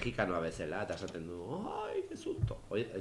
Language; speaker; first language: Basque; native; Basque